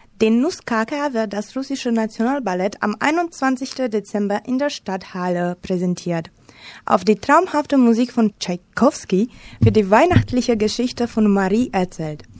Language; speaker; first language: German; non-native, fluent; Romanian